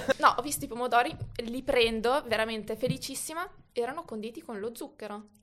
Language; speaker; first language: Italian; native; Italian